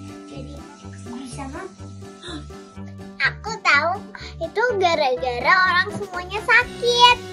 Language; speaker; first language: Indonesian; early bilingual, heritage; Indonesian